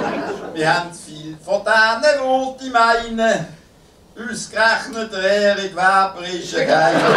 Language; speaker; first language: German; native; German